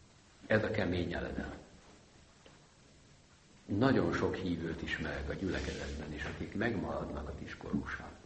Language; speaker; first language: Hungarian; native; Hungarian